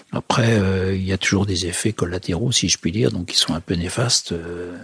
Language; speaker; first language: French; native; French